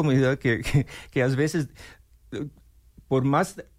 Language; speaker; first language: Spanish; non-native, learner; English